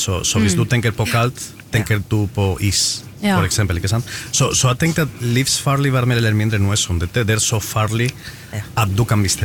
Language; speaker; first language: Norwegian; non-native, fluent; Spanish